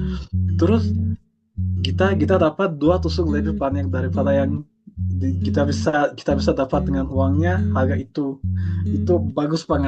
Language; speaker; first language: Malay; non-native, fluent; Turkish